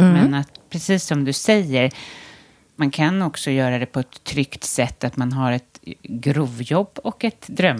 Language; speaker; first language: Swedish; native; Swedish